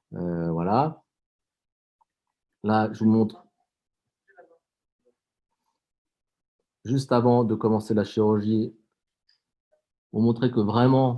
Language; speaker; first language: French; native; French